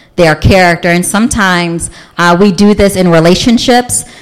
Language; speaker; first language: English; native; English